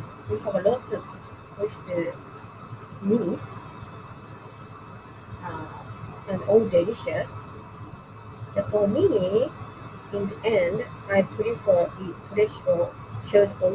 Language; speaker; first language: English; non-native, learner; Japanese